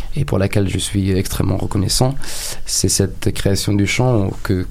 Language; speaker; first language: French; non-native, fluent; Arabic